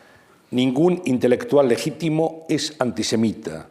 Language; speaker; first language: Spanish; native; Spanish